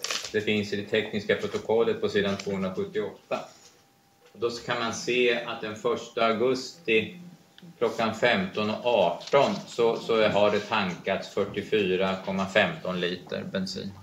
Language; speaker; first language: Swedish; native; Swedish